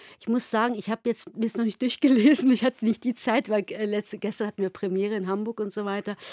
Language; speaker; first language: German; early bilingual, other home language; Turkish